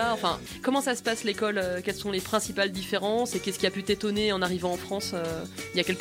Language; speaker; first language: French; native; French